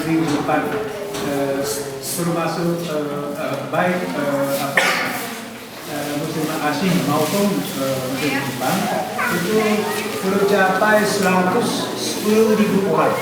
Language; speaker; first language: Indonesian; non-native, fluent; Japanese